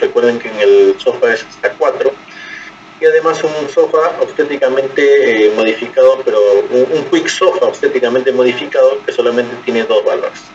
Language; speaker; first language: Spanish; native; Spanish